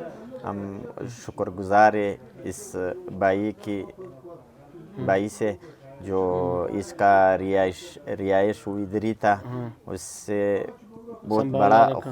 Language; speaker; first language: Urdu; non-native, local second language; Pashto